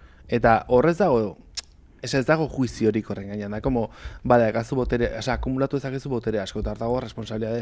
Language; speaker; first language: Basque; native; Basque